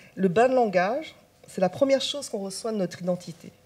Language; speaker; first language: French; non-native, local second language; Chinese